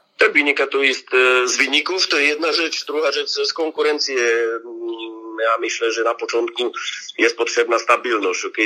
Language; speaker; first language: Polish; non-native, learner; Slovak